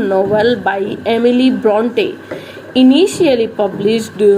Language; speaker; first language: English; non-native, local second language; Hindi